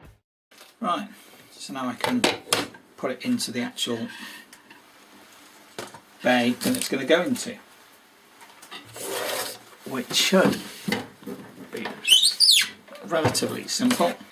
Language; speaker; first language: English; native; English